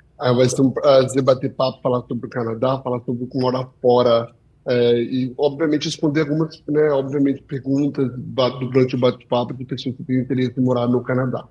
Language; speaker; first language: Portuguese; early bilingual, heritage; Portuguese